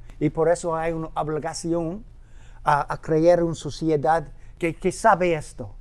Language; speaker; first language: Spanish; non-native, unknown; English